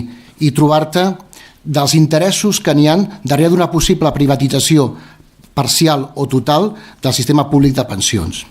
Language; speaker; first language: Catalan; native; Catalan